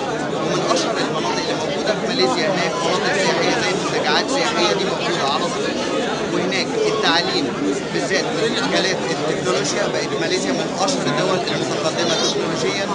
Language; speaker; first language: Arabic; native; Arabic